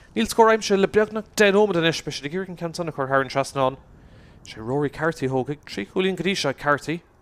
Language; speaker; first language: Irish; native; Irish